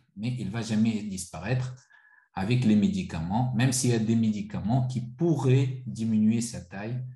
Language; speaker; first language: French; non-native, local second language; Arabic